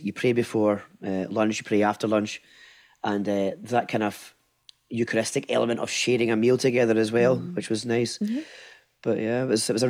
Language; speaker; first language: English; native; English